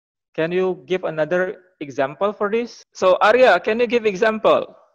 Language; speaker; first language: English; non-native, fluent; Indonesian